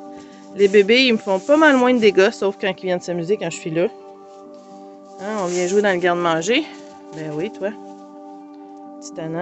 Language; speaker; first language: French; native; French